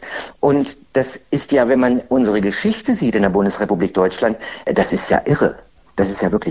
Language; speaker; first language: German; native; German